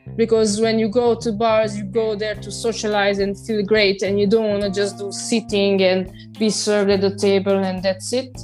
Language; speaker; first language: English; non-native, fluent; Romanian